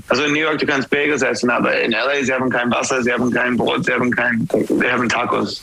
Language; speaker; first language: German; non-native, fluent; English